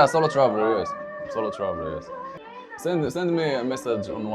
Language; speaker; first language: English; non-native, learner; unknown